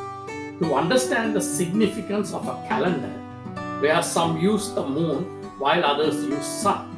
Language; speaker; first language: English; non-native, local second language; Tamil